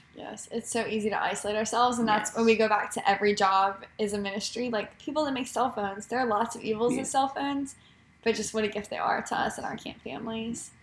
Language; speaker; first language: English; native; English